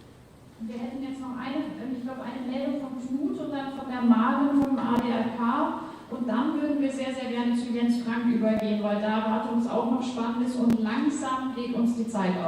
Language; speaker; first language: German; native; German